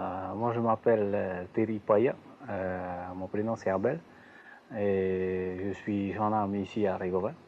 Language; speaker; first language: French; non-native, local second language; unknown